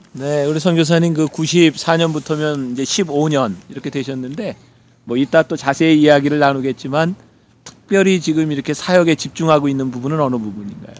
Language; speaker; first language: Korean; native; Korean